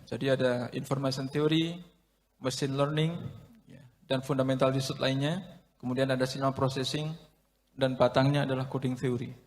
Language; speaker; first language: Indonesian; non-native, local second language; Javanese